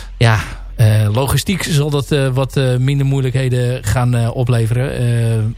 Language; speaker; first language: Dutch; native; Dutch